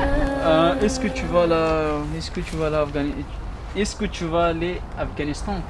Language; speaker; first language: French; non-native, learner; Pashto